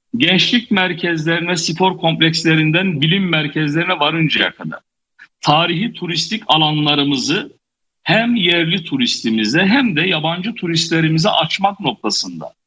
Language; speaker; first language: Turkish; native; Turkish